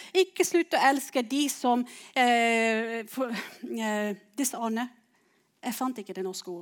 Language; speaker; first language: Norwegian; non-native, fluent; English